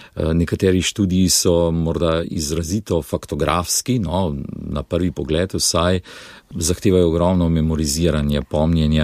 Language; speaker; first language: Slovenian; native; Slovenian